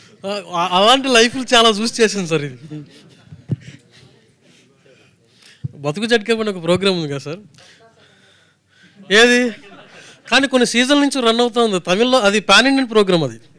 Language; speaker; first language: Telugu; native; Telugu